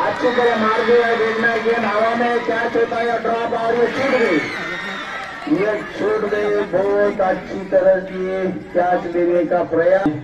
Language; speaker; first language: Hindi; non-native, local second language; Marathi